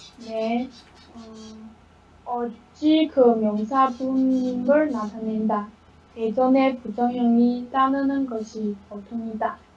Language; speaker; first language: Korean; non-native, learner; Chinese